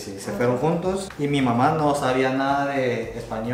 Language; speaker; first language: Spanish; early bilingual, other home language; Korean